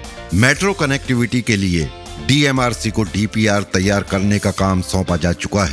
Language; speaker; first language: Hindi; native; Hindi